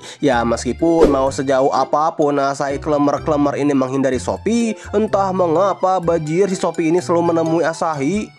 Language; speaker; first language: Indonesian; native; Indonesian